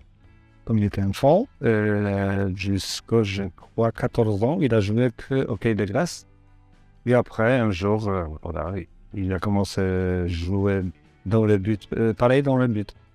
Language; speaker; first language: French; non-native, learner; Polish